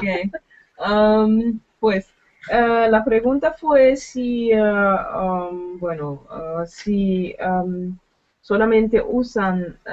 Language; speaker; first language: Spanish; non-native, learner; Dutch